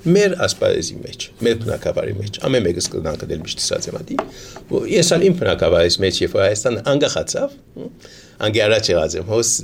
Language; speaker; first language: Armenian; early bilingual, heritage; Armenian